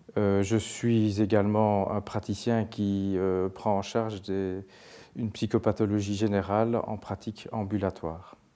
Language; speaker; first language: French; native; French